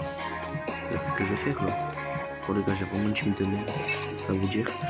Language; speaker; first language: French; native; French